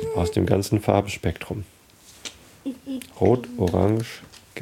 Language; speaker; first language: German; native; German